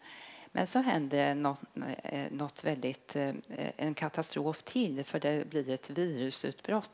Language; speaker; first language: Swedish; native; Swedish